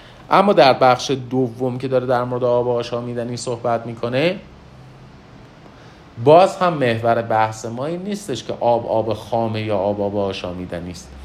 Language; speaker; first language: Persian; native; Persian